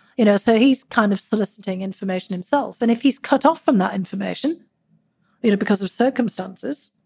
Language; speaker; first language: English; native; English